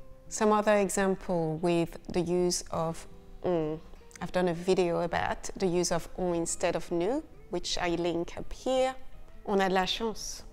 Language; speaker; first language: English; non-native, fluent; French